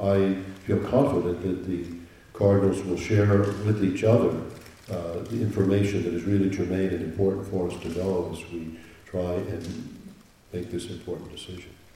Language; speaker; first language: English; native; English